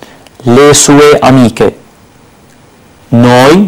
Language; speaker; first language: Italian; non-native, fluent; Arabic